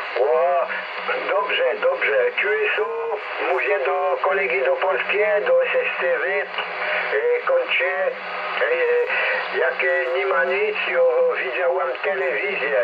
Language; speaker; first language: Polish; non-native, learner; French